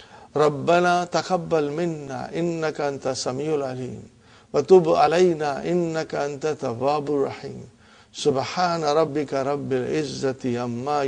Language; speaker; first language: Arabic; non-native, fluent; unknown